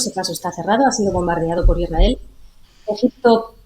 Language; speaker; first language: Spanish; native; Spanish